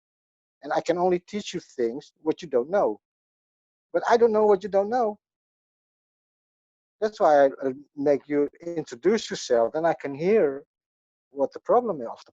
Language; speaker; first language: English; non-native, fluent; Dutch